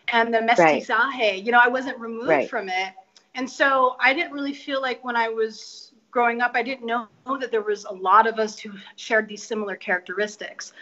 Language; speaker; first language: English; native; English